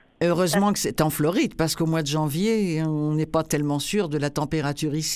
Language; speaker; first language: French; native; French